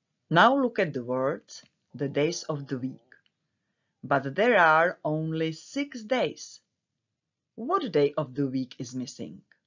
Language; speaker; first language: English; non-native, fluent; Czech